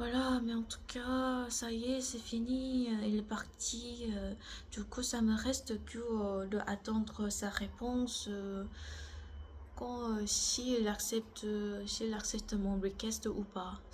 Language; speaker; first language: French; non-native, learner; Korean